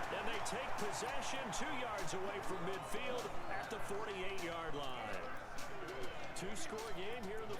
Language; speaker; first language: English; native; English